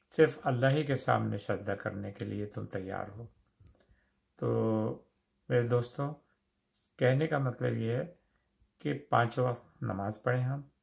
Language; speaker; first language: Hindi; native; Hindi